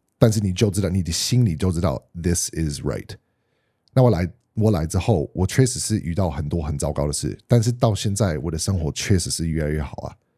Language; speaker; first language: Chinese; non-native, fluent; English